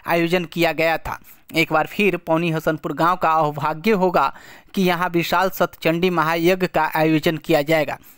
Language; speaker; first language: Hindi; native; Hindi